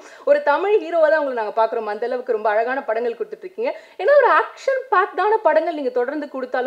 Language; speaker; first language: Tamil; native; Tamil